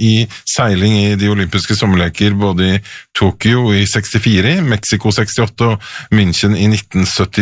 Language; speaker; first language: Norwegian; native; Norwegian